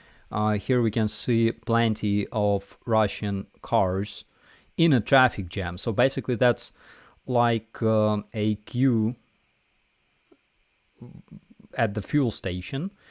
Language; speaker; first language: English; non-native, fluent; Ukrainian